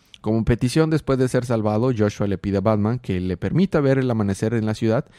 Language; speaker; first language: Spanish; native; Spanish